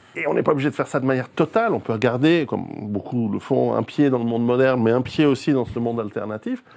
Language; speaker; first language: French; native; French